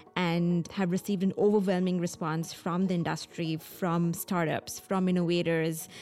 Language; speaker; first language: English; non-native, local second language; Hindi